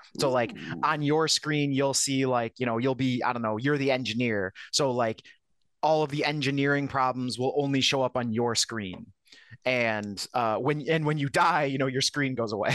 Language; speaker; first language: English; native; English